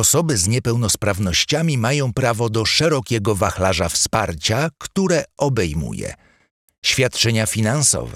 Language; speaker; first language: Polish; native; Polish